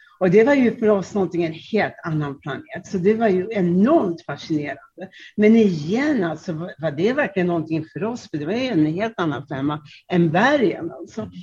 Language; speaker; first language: Swedish; non-native, fluent; Czech